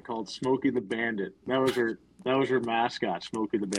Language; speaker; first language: English; native; English